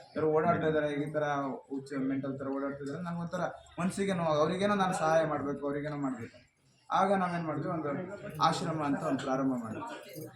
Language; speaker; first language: Kannada; native; Kannada